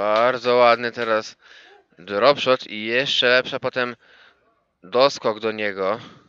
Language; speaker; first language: Polish; native; Polish